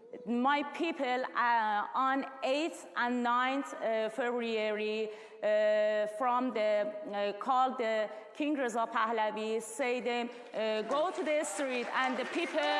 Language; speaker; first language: English; non-native, learner; Persian